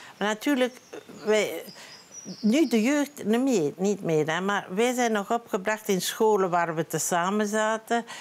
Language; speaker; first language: Dutch; non-native, local second language; French